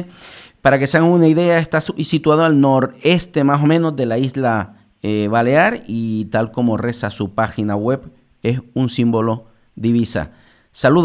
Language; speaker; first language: Spanish; native; Spanish